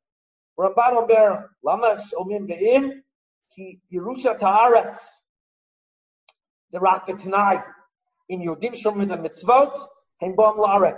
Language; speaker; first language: Hebrew; non-native, fluent; English